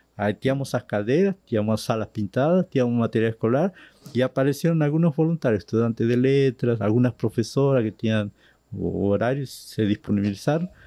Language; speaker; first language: Portuguese; non-native, fluent; Spanish